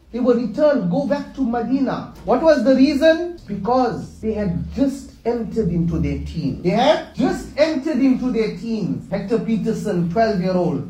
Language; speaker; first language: English; native; English